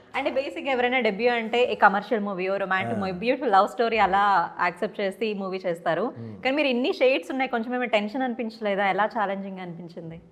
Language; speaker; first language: Telugu; native; Telugu